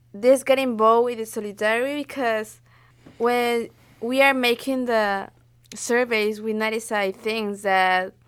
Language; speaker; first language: English; non-native, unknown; Spanish